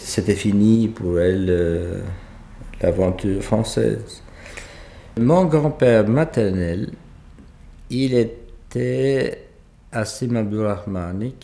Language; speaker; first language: French; non-native, fluent; Albanian